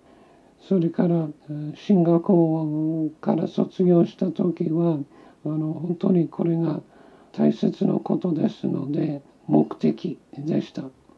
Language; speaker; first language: Japanese; non-native, local second language; English